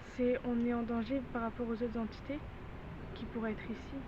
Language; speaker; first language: French; native; French